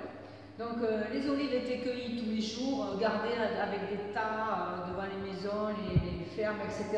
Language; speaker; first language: French; native; French